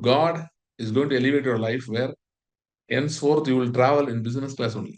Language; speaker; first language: English; non-native, local second language; Tamil